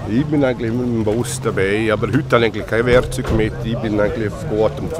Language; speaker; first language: German; native; German